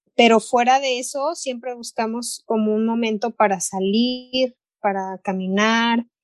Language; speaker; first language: Spanish; native; Spanish